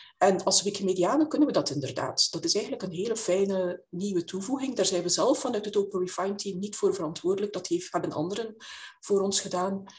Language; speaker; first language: Dutch; native; Dutch